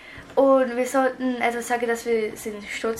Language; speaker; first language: German; early bilingual, other home language; Croatian